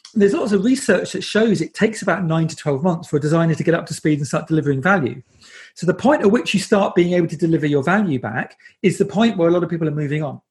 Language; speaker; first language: English; native; English